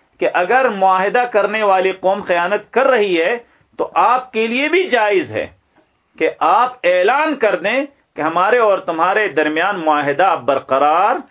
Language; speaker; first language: Urdu; non-native, local second language; Pashto